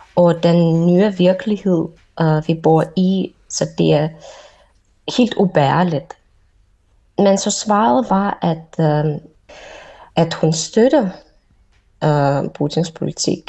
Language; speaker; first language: Danish; non-native, fluent; Russian